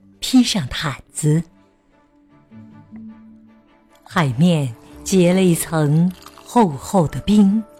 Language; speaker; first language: Chinese; native; Chinese